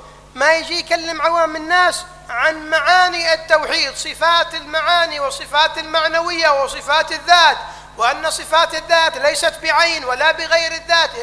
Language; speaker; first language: Arabic; native; Arabic